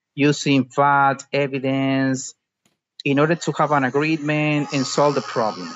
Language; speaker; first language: English; non-native, fluent; Spanish